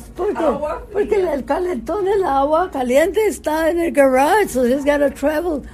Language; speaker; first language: Spanish; early bilingual, heritage; Spanish